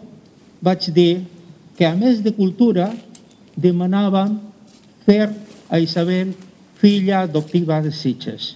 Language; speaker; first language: Catalan; non-native, local second language; Spanish